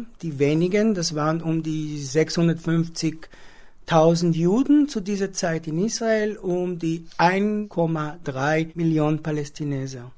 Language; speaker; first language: German; non-native, fluent; Hebrew